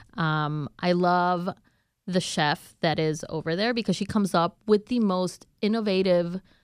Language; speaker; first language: English; non-native, fluent; Spanish